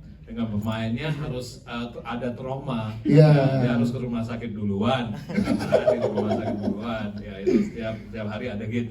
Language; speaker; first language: Indonesian; non-native, fluent; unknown